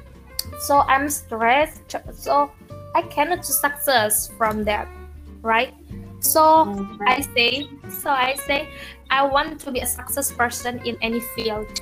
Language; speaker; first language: English; non-native, learner; Indonesian